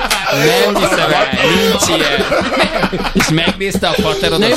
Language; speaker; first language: Hungarian; native; Hungarian